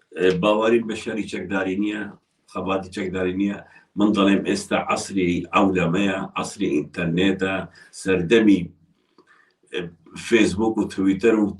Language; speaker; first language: Central Kurdish; non-native, local second language; Kurdish